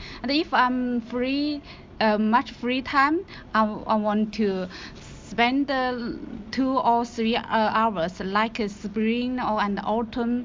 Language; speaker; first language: English; non-native, learner; Chinese